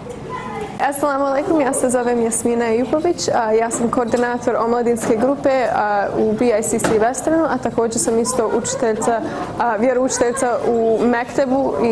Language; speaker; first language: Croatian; early bilingual, heritage; English